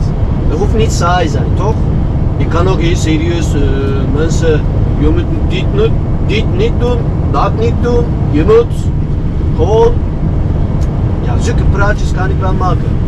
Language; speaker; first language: Dutch; non-native, fluent; Turkish